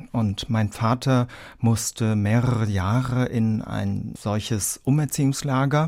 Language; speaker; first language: German; early bilingual, other home language; Vietnamese